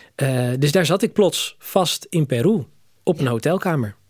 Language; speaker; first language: Dutch; native; Dutch